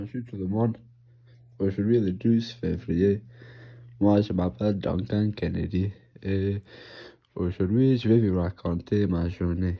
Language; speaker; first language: French; non-native, fluent; English